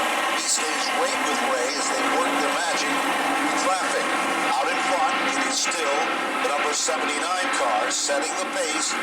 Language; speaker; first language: English; native; English